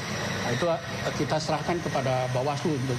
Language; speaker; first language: Indonesian; native; Indonesian